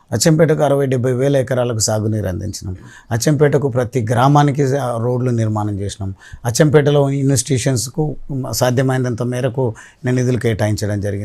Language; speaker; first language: Telugu; native; Telugu